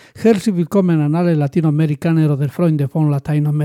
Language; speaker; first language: German; non-native, learner; Spanish